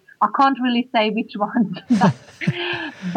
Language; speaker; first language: English; non-native, fluent; Hungarian